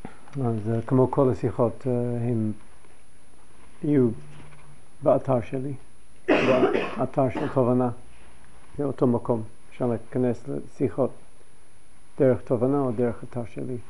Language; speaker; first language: Hebrew; non-native, fluent; English